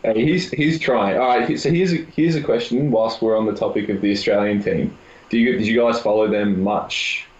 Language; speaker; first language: English; native; English